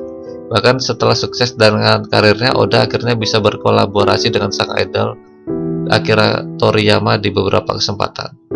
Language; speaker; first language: Indonesian; native; Indonesian